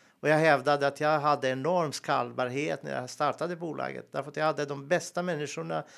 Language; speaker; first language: Swedish; non-native, fluent; Serbian